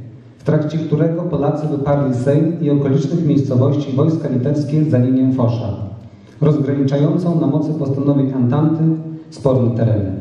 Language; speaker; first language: Polish; native; Polish